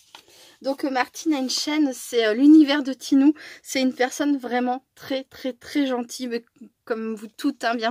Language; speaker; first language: French; native; French